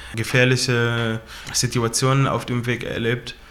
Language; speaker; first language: German; non-native, fluent; Arabic